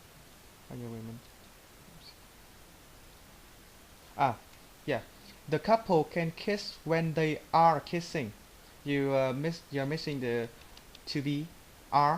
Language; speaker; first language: English; non-native, learner; Vietnamese